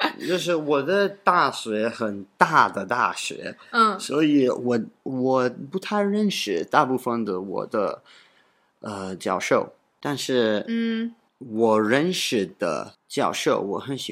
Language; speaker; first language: Chinese; non-native, learner; English